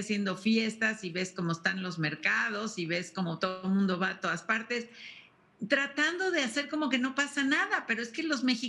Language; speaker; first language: Spanish; native; Spanish